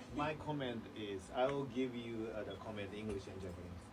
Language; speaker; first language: English; non-native, fluent; Japanese